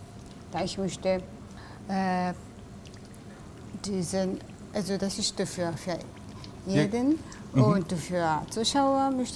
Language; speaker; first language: German; non-native, learner; Japanese